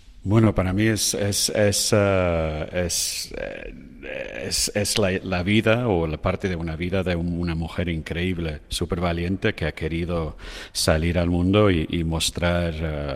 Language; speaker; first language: Spanish; non-native, fluent; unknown